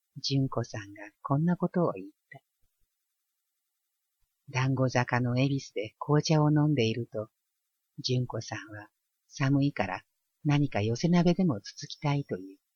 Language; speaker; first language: Japanese; native; Japanese